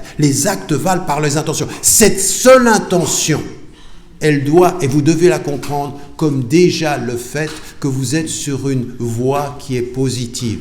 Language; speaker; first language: French; native; French